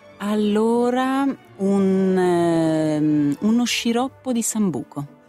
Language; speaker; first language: Italian; non-native, fluent; Swedish